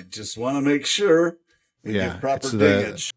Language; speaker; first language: English; native; English